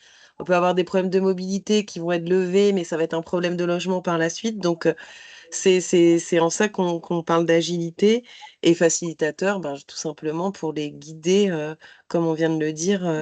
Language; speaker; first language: French; native; French